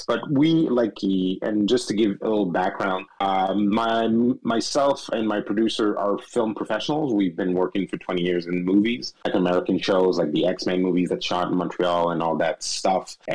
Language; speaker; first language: English; non-native, fluent; French